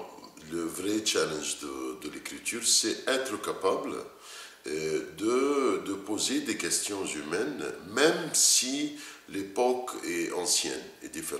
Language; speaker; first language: French; non-native, fluent; Arabic